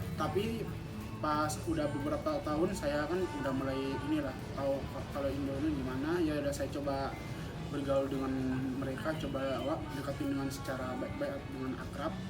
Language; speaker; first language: Indonesian; non-native, fluent; Thai